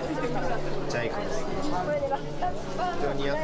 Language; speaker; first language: Japanese; non-native, learner; Korean